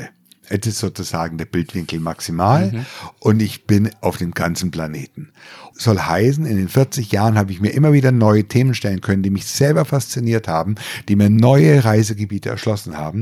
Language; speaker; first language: German; native; German